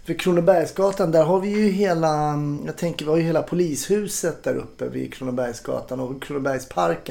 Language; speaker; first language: Swedish; native; Swedish